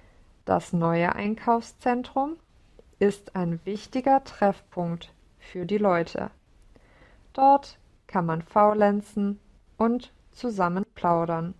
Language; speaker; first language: German; non-native, learner; English